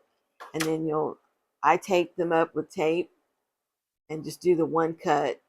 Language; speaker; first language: English; native; English